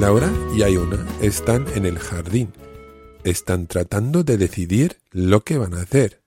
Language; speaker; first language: Spanish; non-native, fluent; English